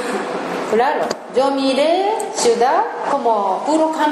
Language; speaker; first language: Spanish; non-native, learner; Japanese